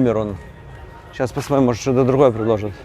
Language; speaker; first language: Russian; native; Russian